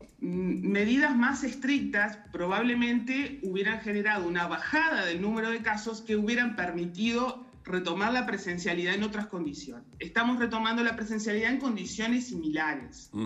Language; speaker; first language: Spanish; native; Spanish